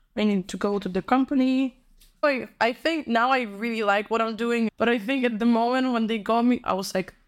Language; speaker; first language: English; non-native, fluent; Polish